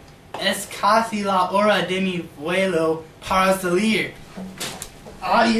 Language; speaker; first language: Spanish; non-native, learner; English